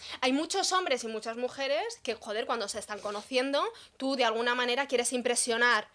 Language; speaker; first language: Spanish; early bilingual, other home language; Arabic